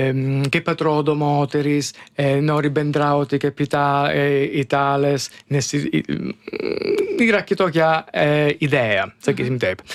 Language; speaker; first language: Lithuanian; non-native, learner; Italian